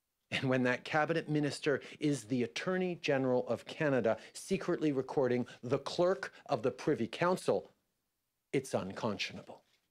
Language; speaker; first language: English; native; English